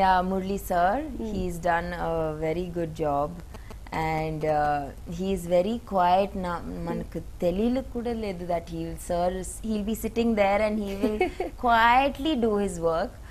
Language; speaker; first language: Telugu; non-native, learner; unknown